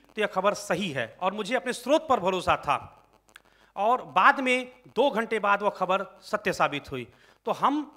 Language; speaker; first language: Hindi; native; Hindi